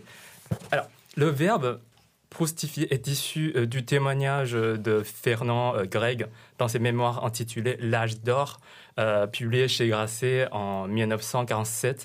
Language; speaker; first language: French; non-native, fluent; Chinese